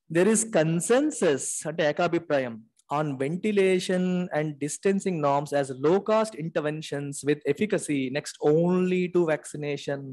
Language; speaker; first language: English; non-native, local second language; Telugu